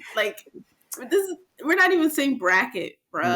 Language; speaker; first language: English; native; English